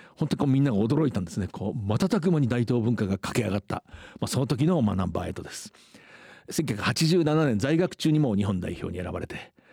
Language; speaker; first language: Japanese; native; Japanese